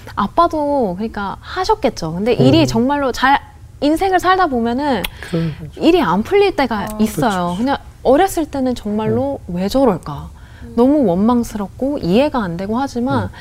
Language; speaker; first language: Korean; non-native, fluent; English